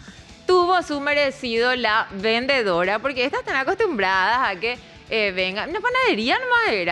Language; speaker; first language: Spanish; native; Spanish